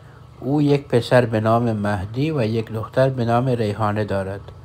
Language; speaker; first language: Persian; non-native, fluent; Urdu